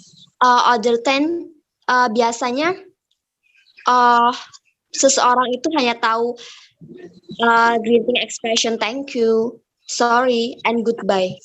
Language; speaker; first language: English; non-native, learner; Indonesian